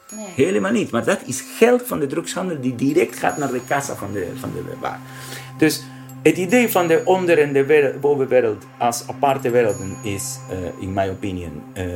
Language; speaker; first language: Dutch; non-native, learner; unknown